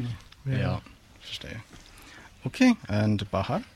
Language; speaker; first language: German; non-native, fluent; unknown